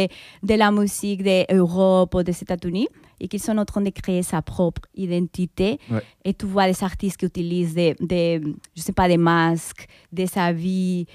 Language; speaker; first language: French; non-native, fluent; Spanish